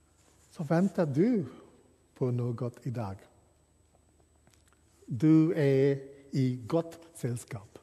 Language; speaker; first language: Swedish; non-native, fluent; English